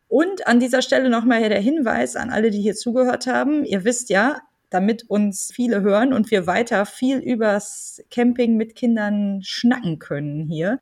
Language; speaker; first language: German; native; German